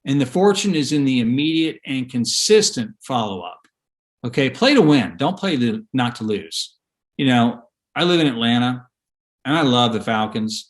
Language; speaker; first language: English; native; English